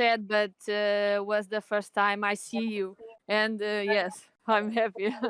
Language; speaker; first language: English; non-native, learner; Portuguese